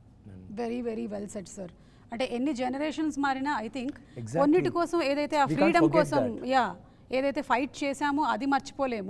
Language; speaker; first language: Telugu; native; Telugu